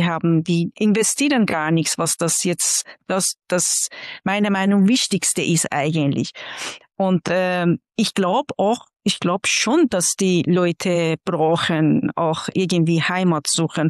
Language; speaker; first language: German; non-native, fluent; Persian